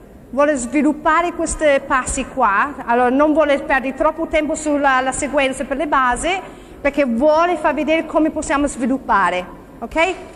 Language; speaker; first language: Italian; non-native, fluent; English